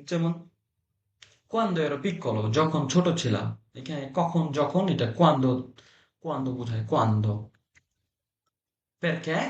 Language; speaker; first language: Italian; non-native, fluent; Bangla